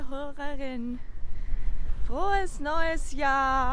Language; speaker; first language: German; non-native, learner; Japanese